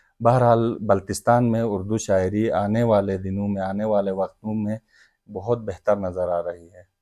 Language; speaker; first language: Urdu; non-native, local second language; Shina